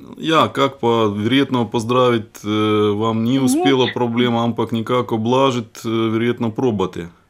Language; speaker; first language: Slovenian; non-native, fluent; Russian